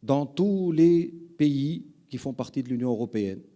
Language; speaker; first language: French; non-native, local second language; Arabic